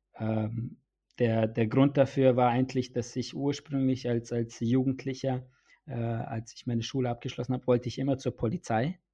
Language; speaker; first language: German; early bilingual, other home language; Bosnian